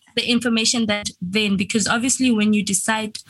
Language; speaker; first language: English; non-native, local second language; Venda